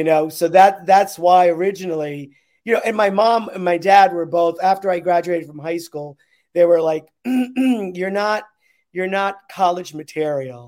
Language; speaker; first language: English; native; English